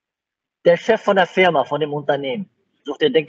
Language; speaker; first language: German; native; German